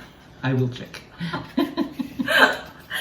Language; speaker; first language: English; non-native, learner; Russian